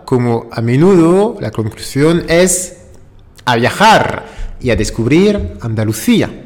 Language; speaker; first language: Spanish; non-native, fluent; French